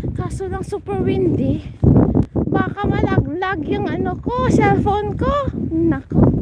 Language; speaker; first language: Filipino; non-native, local second language; Hiligaynon